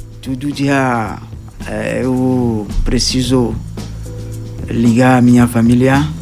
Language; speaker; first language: Portuguese; non-native, learner; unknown